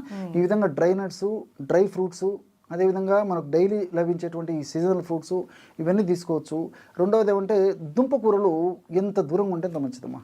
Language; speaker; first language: Telugu; native; Telugu